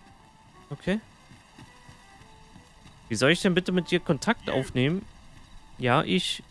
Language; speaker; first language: German; native; German